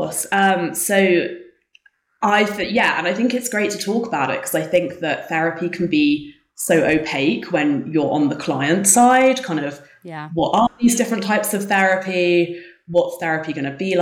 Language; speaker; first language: English; native; English